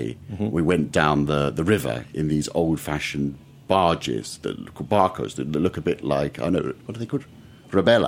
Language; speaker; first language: English; native; English